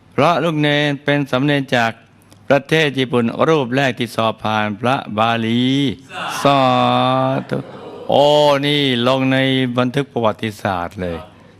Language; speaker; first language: Thai; native; Thai